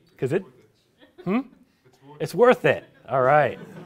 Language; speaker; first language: English; native; English